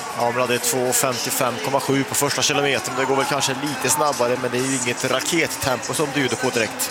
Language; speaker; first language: Swedish; native; Swedish